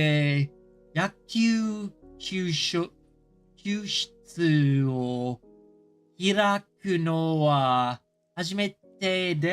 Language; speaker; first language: Japanese; non-native, learner; English